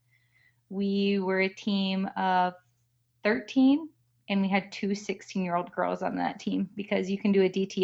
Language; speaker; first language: English; native; English